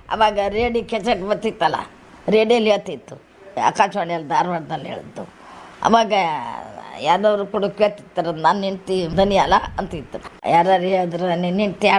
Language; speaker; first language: Kannada; native; Kannada